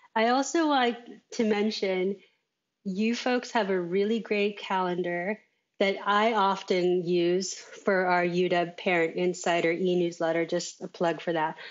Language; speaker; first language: English; native; English